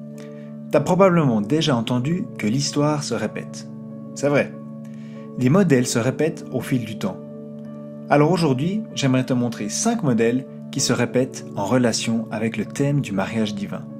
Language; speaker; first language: French; native; French